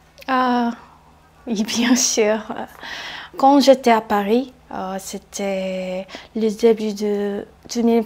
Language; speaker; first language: French; non-native, learner; Korean